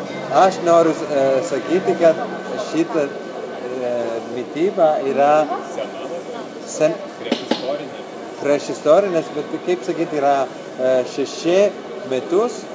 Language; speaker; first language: Lithuanian; non-native, learner; Italian